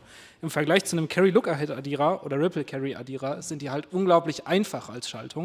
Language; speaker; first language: German; native; German